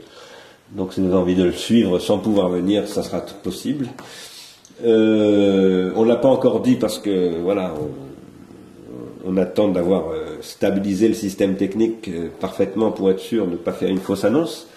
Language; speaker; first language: French; native; French